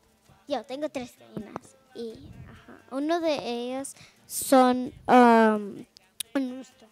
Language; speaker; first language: Spanish; early bilingual, heritage; Spanish